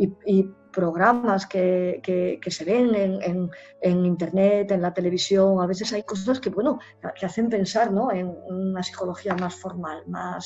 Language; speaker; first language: Spanish; native; Spanish